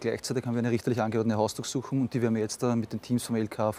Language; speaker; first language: German; native; German